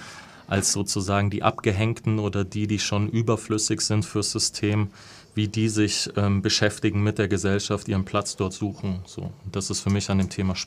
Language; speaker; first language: German; native; German